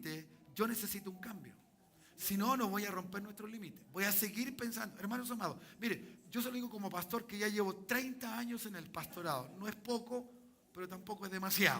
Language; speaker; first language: Spanish; native; Spanish